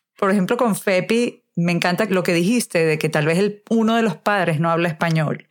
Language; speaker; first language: Spanish; native; Spanish